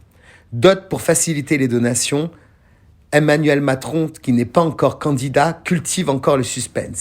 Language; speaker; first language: French; native; French